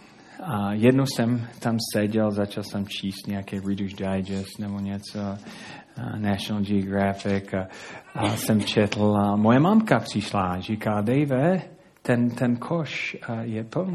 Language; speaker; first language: Czech; non-native, fluent; English